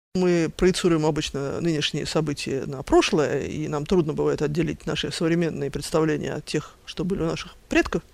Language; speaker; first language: Russian; native; Russian